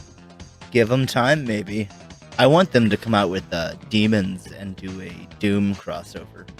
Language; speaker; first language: English; native; English